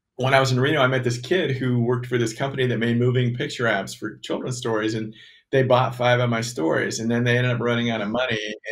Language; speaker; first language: English; native; English